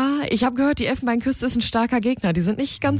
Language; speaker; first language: German; native; German